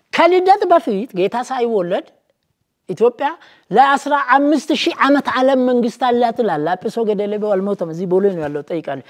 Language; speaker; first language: Amharic; non-native, local second language; Oromo